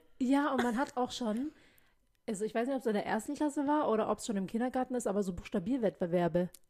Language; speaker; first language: German; early bilingual, other home language; Filipino